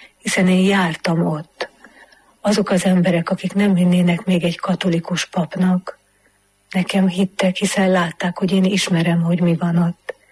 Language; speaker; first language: Hungarian; native; Hungarian